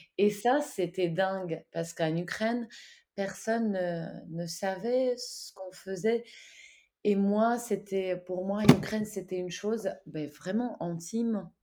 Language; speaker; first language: French; non-native, fluent; Ukrainian